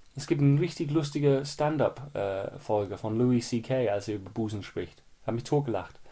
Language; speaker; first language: German; non-native, fluent; English